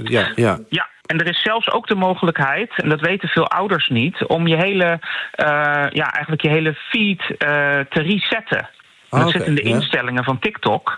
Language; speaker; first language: Dutch; native; Dutch